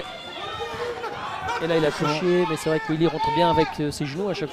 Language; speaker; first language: French; native; French